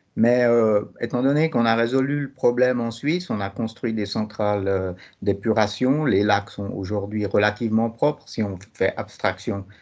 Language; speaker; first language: French; native; French